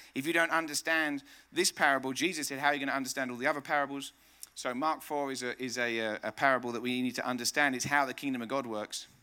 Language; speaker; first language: English; native; English